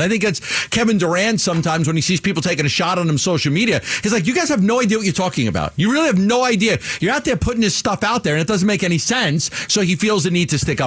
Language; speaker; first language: English; native; English